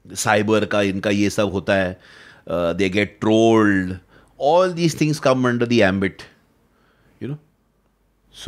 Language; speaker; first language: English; non-native, local second language; Hindi